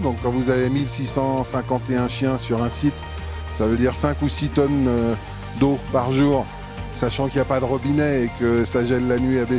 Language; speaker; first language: French; native; French